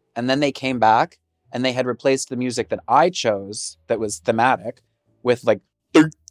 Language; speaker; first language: English; native; English